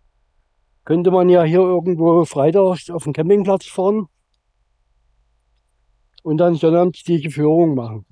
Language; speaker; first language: German; native; German